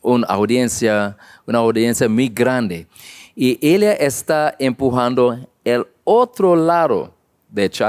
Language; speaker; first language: Spanish; non-native, learner; English